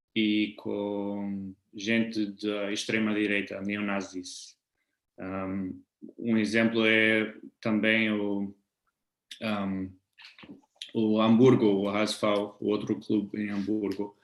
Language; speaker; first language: Portuguese; non-native, fluent; German